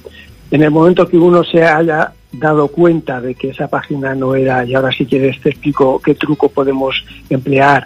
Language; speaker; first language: Spanish; native; Spanish